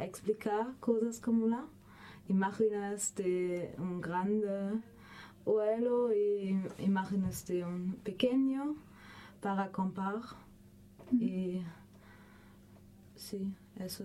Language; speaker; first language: Spanish; non-native, learner; German